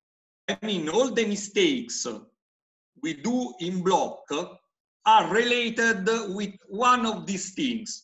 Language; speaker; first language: English; non-native, fluent; Italian